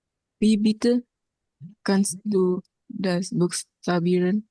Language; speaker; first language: German; non-native, learner; Indonesian